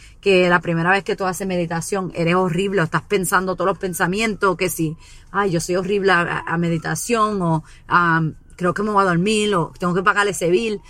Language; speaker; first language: Spanish; early bilingual, heritage; Spanish